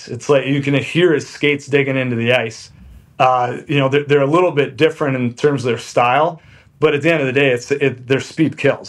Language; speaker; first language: English; native; English